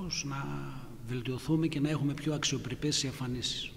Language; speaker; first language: Greek; native; Greek